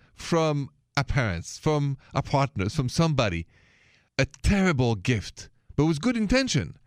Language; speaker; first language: English; non-native, fluent; French